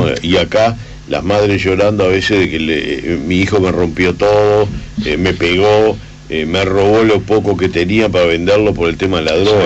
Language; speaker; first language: Spanish; native; Spanish